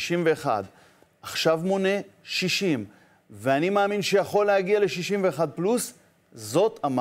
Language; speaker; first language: Hebrew; native; Hebrew